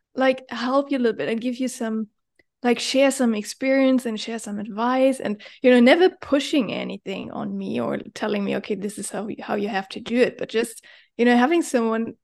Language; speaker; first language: English; non-native, fluent; German